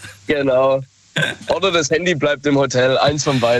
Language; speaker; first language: German; native; German